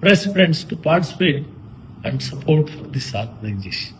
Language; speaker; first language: English; non-native, local second language; Kannada